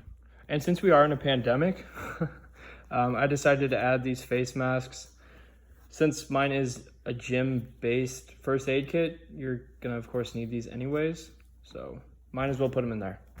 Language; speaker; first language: English; native; English